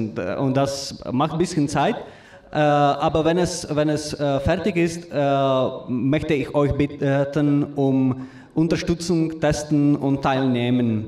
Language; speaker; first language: German; non-native, learner; Czech